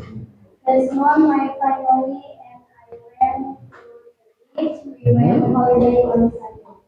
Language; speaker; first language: English; non-native, learner; Indonesian